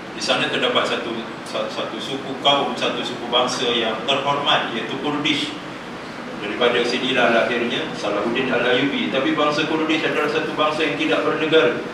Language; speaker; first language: Malay; native; Malay